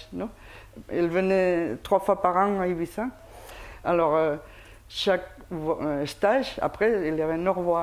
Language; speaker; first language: French; non-native, fluent; Spanish